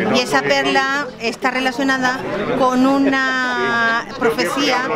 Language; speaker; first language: Spanish; native; Spanish